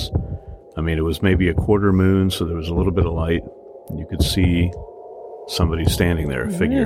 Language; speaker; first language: English; native; English